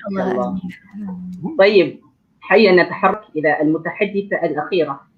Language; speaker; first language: Arabic; non-native, fluent; Malay